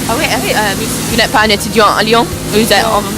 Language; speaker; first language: French; non-native, learner; English